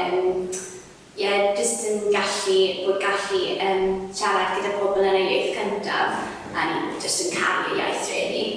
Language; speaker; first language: Welsh; non-native, fluent; English